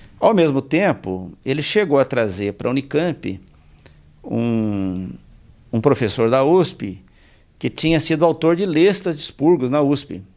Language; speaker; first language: Portuguese; native; Portuguese